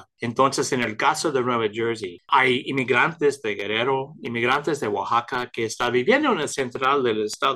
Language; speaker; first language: Spanish; early bilingual, heritage; Spanish